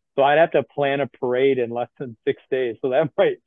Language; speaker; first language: English; native; English